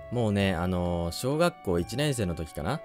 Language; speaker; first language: Japanese; native; Japanese